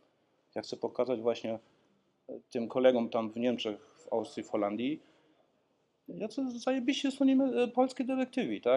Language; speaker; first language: Polish; early bilingual, heritage; Polish